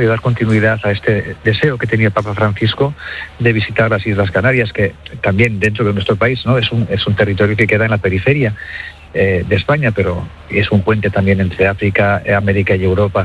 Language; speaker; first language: Spanish; native; Spanish